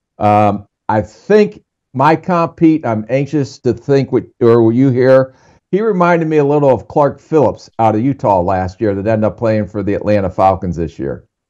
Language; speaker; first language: English; native; English